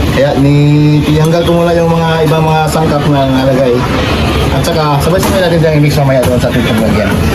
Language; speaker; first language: Filipino; non-native, local second language; Cebuano